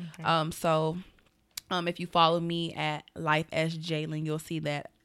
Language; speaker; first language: English; native; English